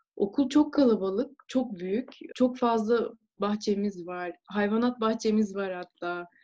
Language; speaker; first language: Turkish; native; Turkish